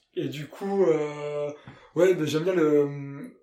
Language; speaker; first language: French; native; French